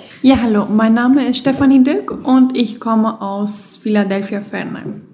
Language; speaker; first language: German; non-native, local second language; Plautdietsch